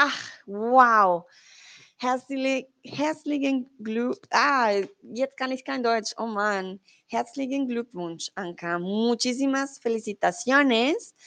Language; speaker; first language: German; non-native, learner; Spanish